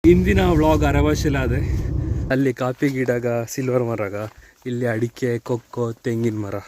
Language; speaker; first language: Kannada; native; Kannada